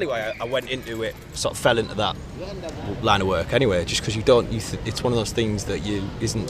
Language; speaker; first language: English; native; English